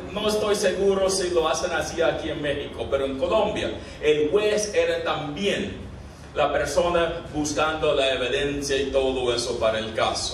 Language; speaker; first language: Spanish; non-native, fluent; English